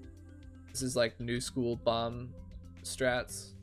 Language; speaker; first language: English; native; English